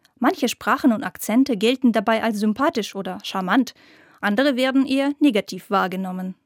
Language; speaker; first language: German; non-native, fluent; Russian